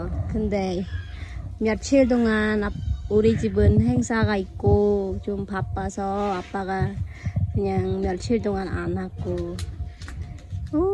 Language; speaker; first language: Korean; non-native, fluent; Khmer